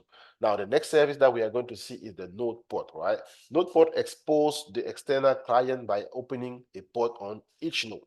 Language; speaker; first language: English; non-native, fluent; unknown